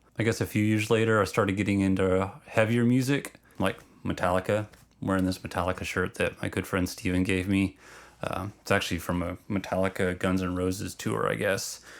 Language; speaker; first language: English; native; English